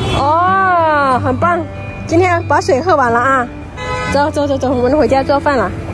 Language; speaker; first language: Chinese; non-native, fluent; Lao